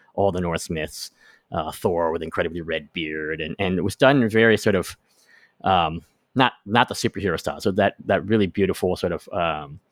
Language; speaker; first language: English; native; English